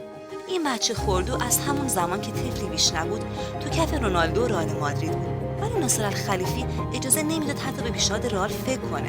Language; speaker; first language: Persian; native; Persian